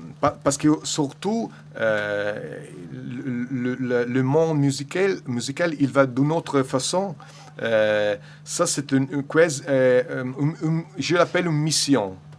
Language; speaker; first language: French; non-native, learner; Italian